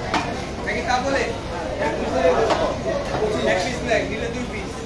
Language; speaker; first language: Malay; non-native, local second language; Tamil